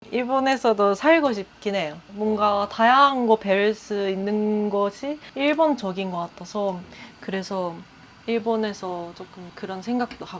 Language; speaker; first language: Korean; non-native, fluent; Japanese